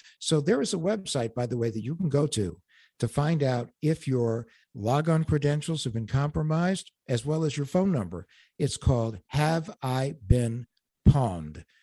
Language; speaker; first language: English; native; English